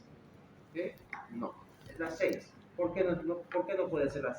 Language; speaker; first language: Spanish; native; Spanish